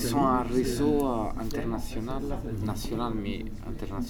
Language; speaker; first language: French; non-native, learner; Italian